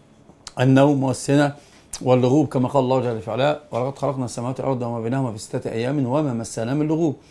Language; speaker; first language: Arabic; native; Arabic